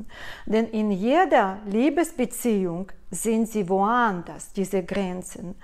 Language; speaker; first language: German; non-native, fluent; Russian